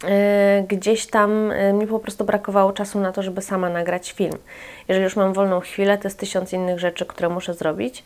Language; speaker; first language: Polish; native; Polish